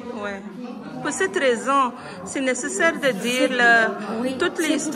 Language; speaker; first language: French; non-native, learner; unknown